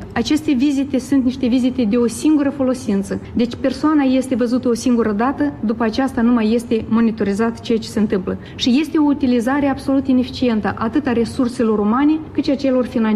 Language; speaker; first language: Romanian; native; Romanian